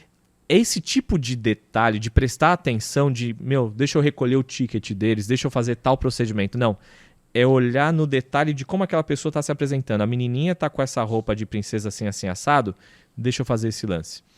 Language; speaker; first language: Portuguese; native; Portuguese